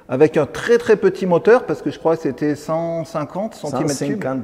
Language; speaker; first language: French; native; French